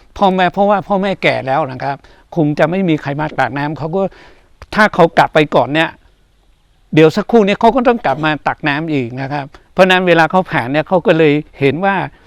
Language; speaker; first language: Thai; non-native, local second language; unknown